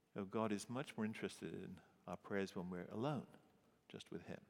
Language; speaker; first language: English; native; English